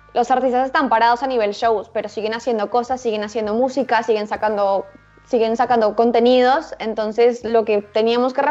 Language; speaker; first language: Spanish; native; Spanish